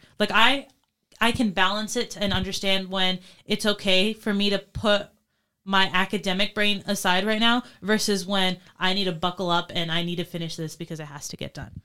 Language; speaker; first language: English; native; English